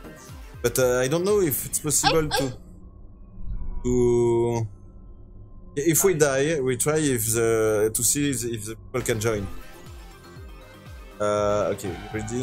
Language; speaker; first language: English; non-native, learner; French